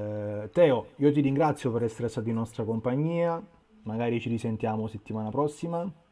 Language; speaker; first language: Italian; native; Italian